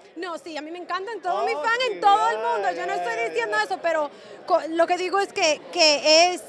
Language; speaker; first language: Spanish; early bilingual, heritage; Spanish